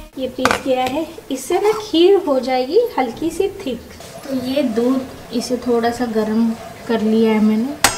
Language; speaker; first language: Hindi; non-native, local second language; Marathi